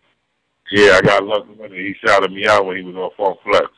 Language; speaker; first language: English; native; English